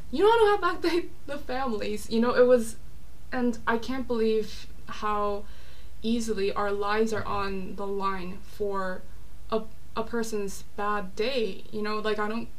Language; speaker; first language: English; non-native, fluent; Korean